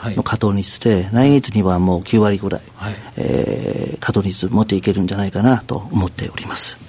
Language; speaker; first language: Japanese; non-native, fluent; Chinese